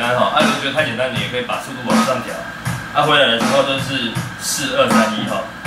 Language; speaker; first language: Chinese; native; Chinese